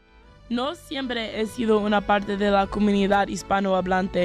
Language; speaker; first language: Spanish; non-native, learner; English